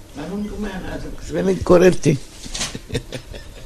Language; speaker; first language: Portuguese; non-native, local second language; Kabuverdianu